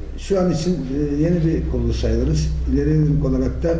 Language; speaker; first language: Turkish; native; Turkish